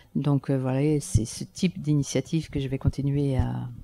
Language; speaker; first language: French; native; French